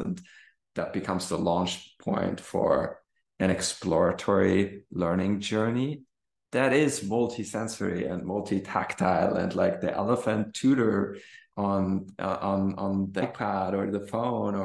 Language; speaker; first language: English; non-native, fluent; German